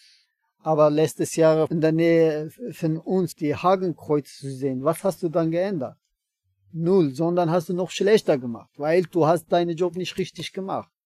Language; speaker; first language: German; non-native, learner; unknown